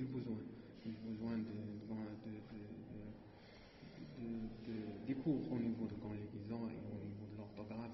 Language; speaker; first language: French; non-native, learner; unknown